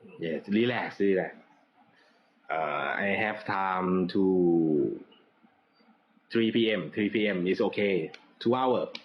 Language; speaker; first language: English; non-native, learner; Thai